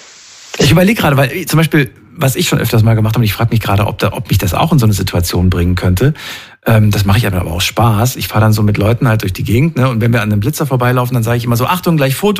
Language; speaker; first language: German; native; German